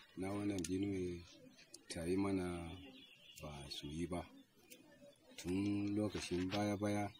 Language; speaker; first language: Hausa; non-native, local second language; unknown